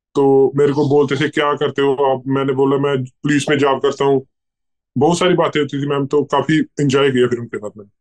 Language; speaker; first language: Hindi; native; Hindi